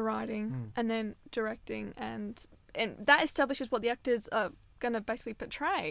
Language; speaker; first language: English; native; English